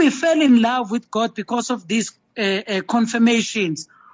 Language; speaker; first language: English; non-native, local second language; Zulu